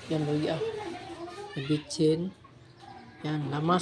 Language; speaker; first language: Filipino; non-native, local second language; Cebuano